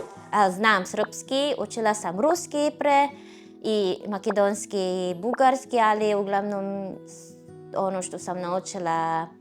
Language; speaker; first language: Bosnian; non-native, fluent; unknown